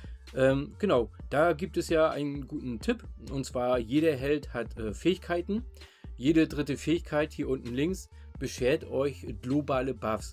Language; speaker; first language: German; native; German